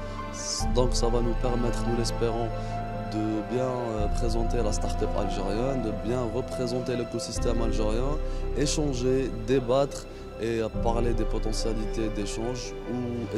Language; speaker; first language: French; non-native, local second language; Arabic